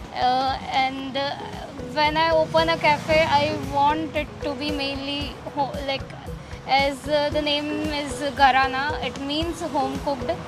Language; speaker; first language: English; non-native, local second language; Gujarati